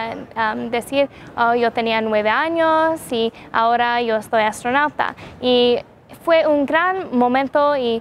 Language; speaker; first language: Spanish; non-native, learner; English